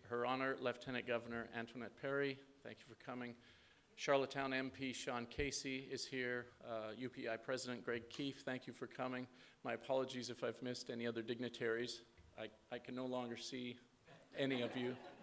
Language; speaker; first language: English; native; English